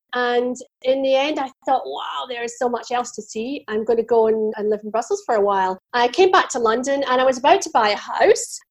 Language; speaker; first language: English; native; English